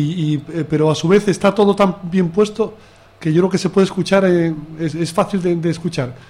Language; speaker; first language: Spanish; native; Spanish